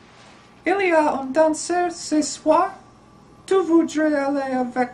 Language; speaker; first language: French; non-native, learner; English